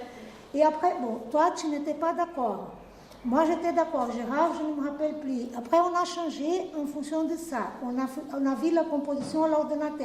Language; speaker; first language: French; non-native, fluent; Portuguese